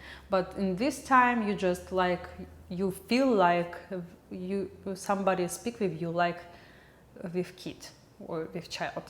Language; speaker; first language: English; non-native, learner; Russian